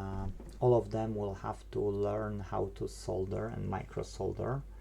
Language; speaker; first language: English; non-native, fluent; Polish